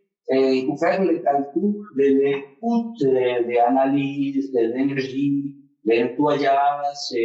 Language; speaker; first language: French; non-native, fluent; Spanish